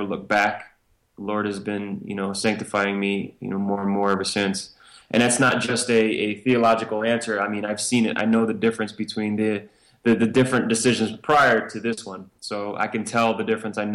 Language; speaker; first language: English; native; English